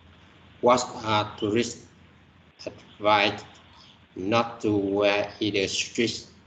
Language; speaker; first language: English; non-native, learner; Vietnamese